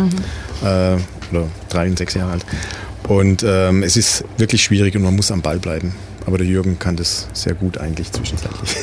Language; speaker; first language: German; native; German